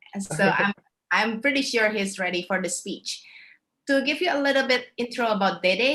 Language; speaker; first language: English; non-native, fluent; Dutch